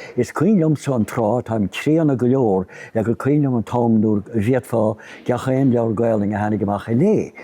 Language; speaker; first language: Irish; native; Irish